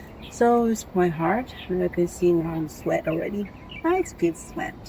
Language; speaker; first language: English; non-native, learner; Chinese